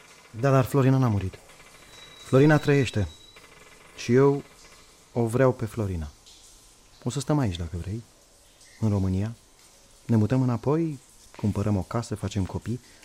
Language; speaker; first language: Romanian; native; Romanian